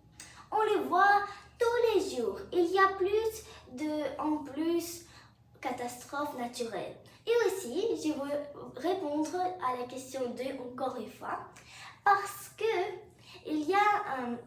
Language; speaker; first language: French; non-native, fluent; English